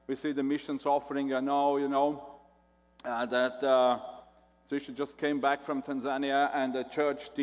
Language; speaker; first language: English; non-native, fluent; Latvian